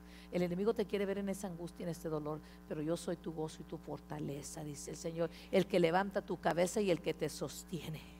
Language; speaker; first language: Spanish; early bilingual, heritage; Spanish